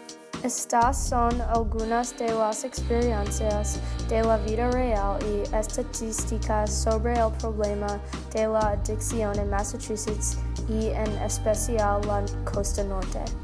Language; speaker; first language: Spanish; non-native, learner; English